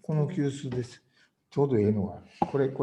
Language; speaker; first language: Japanese; native; Japanese